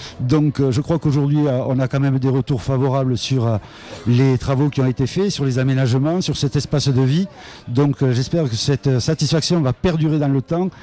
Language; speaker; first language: French; native; French